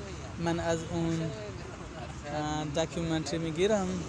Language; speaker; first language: Persian; non-native, fluent; Urdu